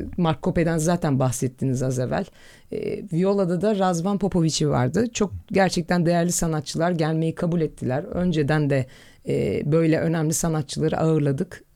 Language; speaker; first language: Turkish; native; Turkish